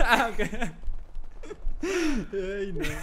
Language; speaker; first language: Spanish; native; Spanish